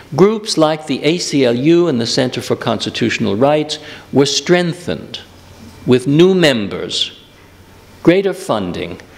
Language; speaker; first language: English; native; English